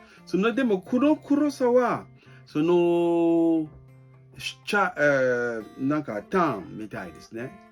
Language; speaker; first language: Japanese; non-native, fluent; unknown